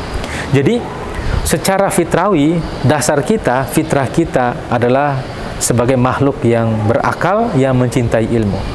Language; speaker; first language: Indonesian; native; Indonesian